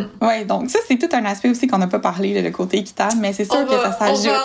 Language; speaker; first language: French; native; French